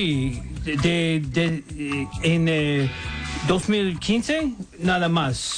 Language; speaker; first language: Spanish; non-native, learner; English